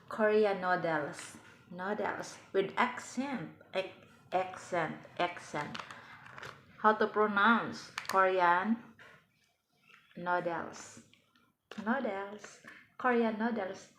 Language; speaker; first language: English; non-native, learner; Cebuano